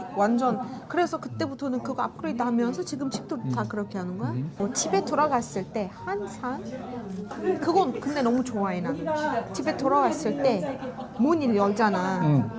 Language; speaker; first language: Korean; non-native, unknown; Turkish